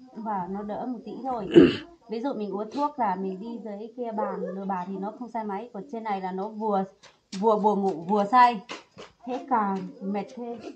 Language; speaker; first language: Vietnamese; non-native, local second language; Hmong